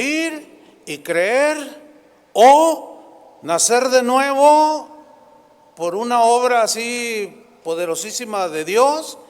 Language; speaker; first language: Spanish; native; Spanish